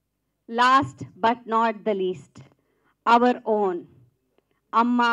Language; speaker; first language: Telugu; native; Telugu